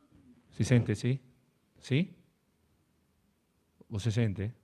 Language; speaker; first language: Portuguese; non-native, learner; Spanish